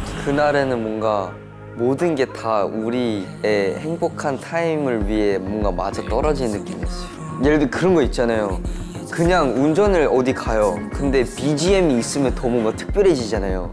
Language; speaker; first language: Korean; non-native, fluent; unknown